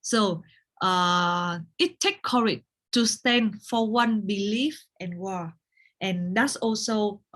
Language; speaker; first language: English; non-native, learner; Vietnamese